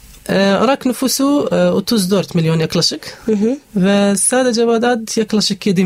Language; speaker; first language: Turkish; non-native, learner; Arabic